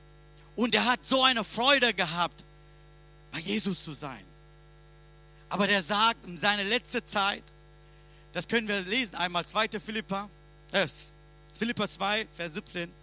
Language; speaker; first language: German; non-native, learner; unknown